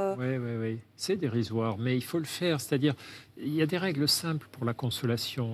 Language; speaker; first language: French; native; French